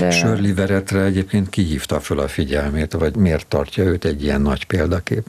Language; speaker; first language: Hungarian; native; Hungarian